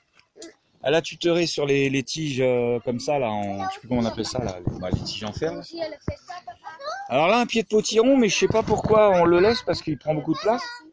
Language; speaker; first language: French; native; French